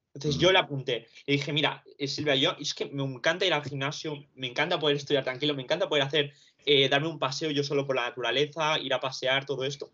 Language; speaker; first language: Spanish; early bilingual, other home language; Romanian